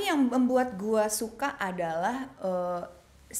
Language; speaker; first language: Indonesian; native; Indonesian